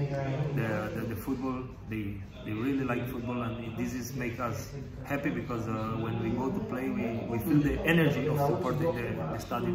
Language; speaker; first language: English; non-native, learner; Spanish